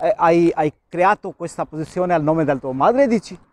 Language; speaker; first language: Italian; non-native, fluent; Urdu